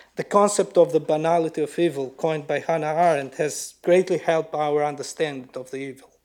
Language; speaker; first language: English; non-native, fluent; Albanian